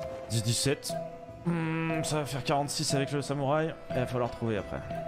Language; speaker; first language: French; native; French